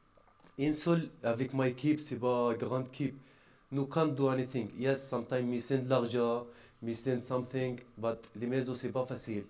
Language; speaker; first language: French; non-native, learner; Arabic